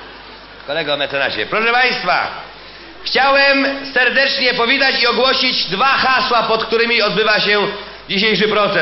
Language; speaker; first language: Polish; native; Polish